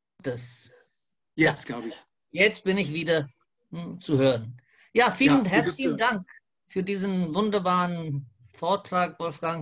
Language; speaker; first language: German; non-native, fluent; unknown